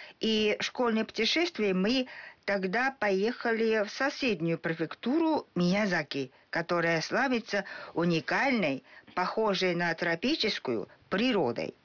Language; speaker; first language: Russian; non-native, fluent; Japanese